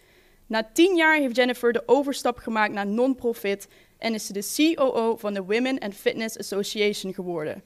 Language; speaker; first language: Dutch; native; Dutch